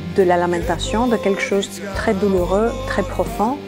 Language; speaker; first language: French; non-native, fluent; Greek